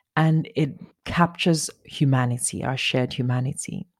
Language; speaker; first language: English; non-native, local second language; Igbo